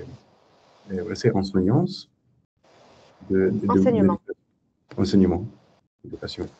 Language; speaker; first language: French; non-native, learner; English